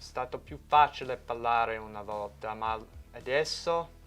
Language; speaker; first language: Italian; non-native, learner; English